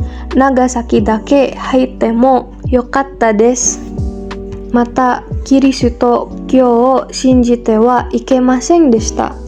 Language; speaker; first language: Japanese; non-native, learner; Indonesian